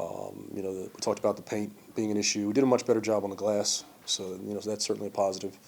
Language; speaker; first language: English; native; English